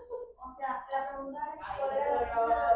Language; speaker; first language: Spanish; native; Spanish